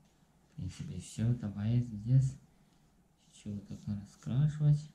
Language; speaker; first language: Russian; non-native, learner; Chinese